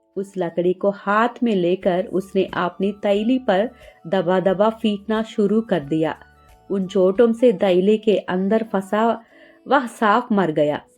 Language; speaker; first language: Hindi; non-native, local second language; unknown